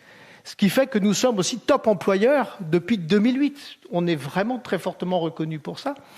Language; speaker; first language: French; native; French